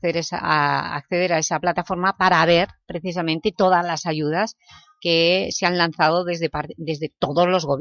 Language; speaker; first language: Spanish; native; Spanish